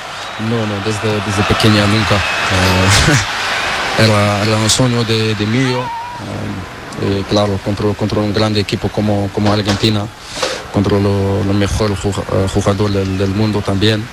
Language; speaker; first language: Spanish; non-native, learner; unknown